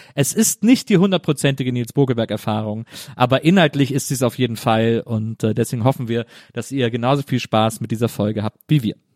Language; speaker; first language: German; native; German